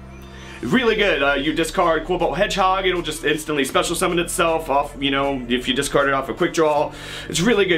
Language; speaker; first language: English; native; English